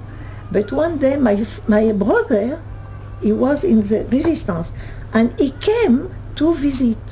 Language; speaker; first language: English; non-native, learner; French